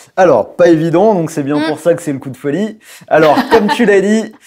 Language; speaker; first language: French; native; French